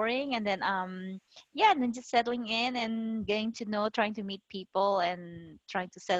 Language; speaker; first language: English; non-native, local second language; Filipino